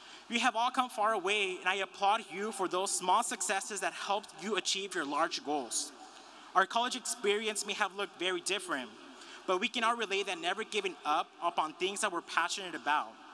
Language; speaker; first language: English; early bilingual, other home language; Spanish